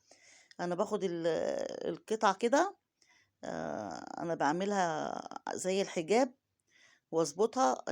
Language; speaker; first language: Arabic; native; Arabic